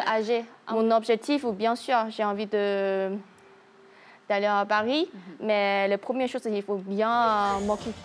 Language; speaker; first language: French; non-native, learner; Chinese